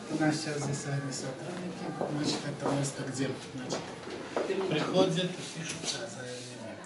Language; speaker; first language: Russian; non-native, local second language; Armenian